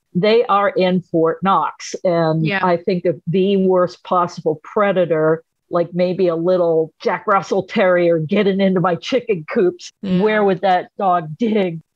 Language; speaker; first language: English; native; English